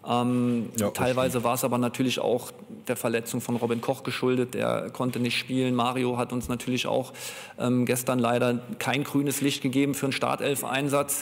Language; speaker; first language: German; native; German